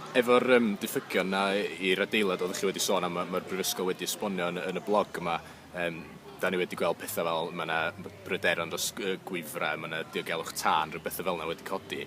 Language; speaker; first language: Welsh; native; Welsh